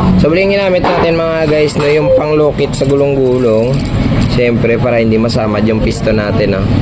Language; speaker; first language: Filipino; non-native, local second language; Hiligaynon